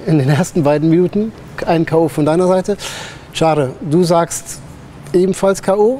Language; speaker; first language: German; native; German